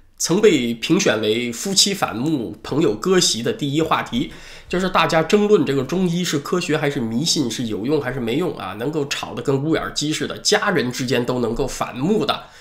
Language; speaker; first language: Chinese; native; Chinese